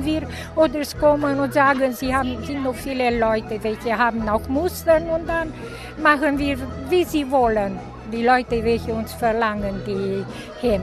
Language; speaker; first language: German; non-native, local second language; Romanian